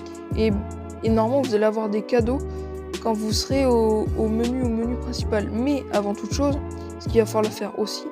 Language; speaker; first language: French; native; French